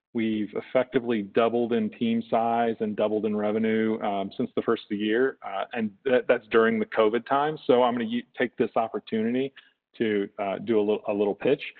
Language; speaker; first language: English; native; English